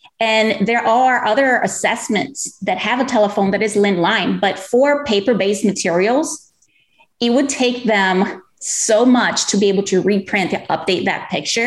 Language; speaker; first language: English; non-native, fluent; Portuguese